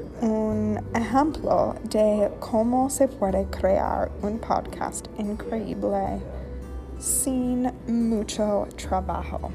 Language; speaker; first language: Spanish; non-native, learner; English